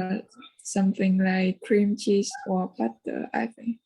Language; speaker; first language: English; non-native, learner; Vietnamese